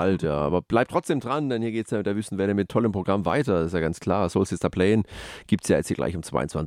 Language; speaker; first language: German; native; German